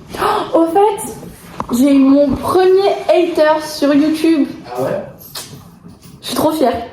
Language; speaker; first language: French; native; French